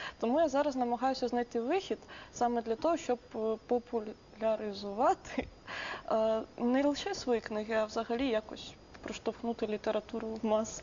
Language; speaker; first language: Ukrainian; native; Ukrainian